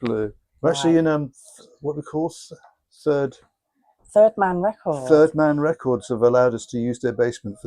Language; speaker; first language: English; native; English